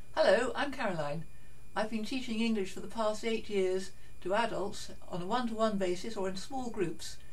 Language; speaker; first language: English; native; English